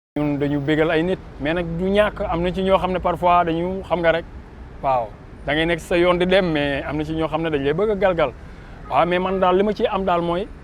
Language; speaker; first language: Wolof; non-native, local second language; Fula